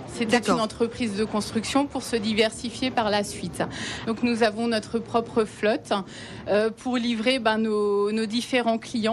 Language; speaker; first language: French; native; French